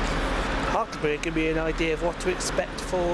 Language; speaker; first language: English; native; English